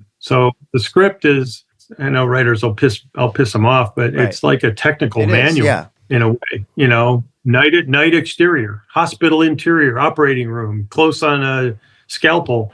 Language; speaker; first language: English; native; English